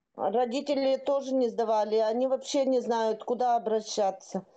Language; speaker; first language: Russian; native; Russian